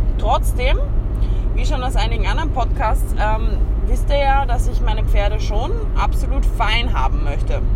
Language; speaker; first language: German; native; German